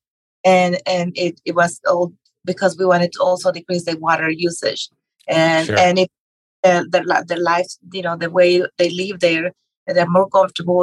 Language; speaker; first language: English; non-native, fluent; Spanish